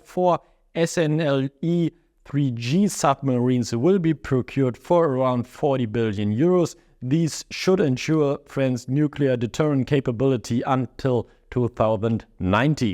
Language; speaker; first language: English; non-native, fluent; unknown